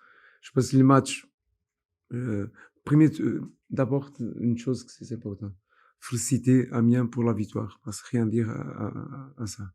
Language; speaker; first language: French; non-native, fluent; Portuguese